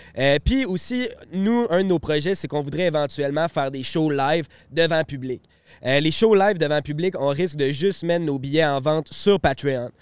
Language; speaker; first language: French; native; French